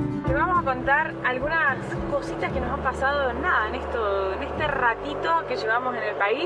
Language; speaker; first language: Spanish; native; Spanish